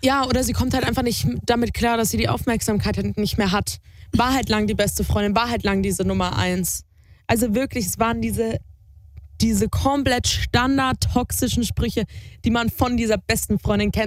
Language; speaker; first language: German; native; German